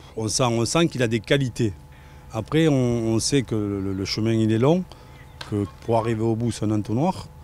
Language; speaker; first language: French; native; French